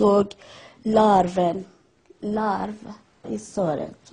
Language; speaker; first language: Swedish; non-native, learner; Persian